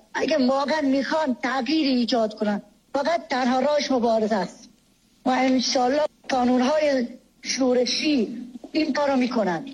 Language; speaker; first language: Persian; non-native, local second language; Baluchi